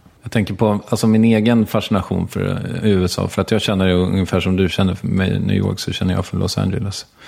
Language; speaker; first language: Swedish; native; Swedish